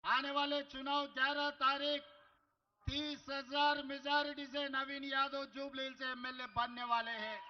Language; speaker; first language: Hindi; non-native, local second language; Telugu